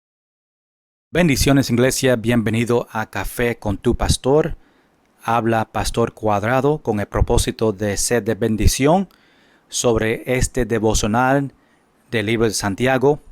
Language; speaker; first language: Spanish; non-native, fluent; English